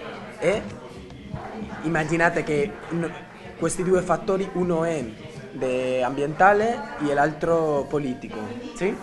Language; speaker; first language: Italian; non-native, learner; Spanish